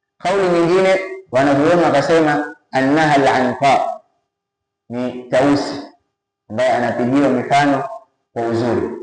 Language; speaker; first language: Swahili; native; Swahili